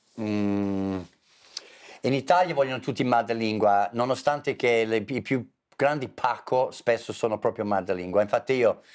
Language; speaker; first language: Italian; non-native, fluent; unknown